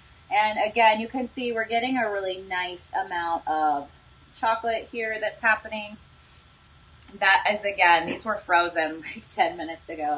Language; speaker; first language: English; native; English